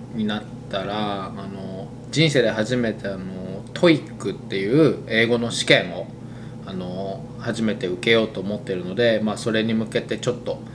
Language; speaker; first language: Japanese; native; Japanese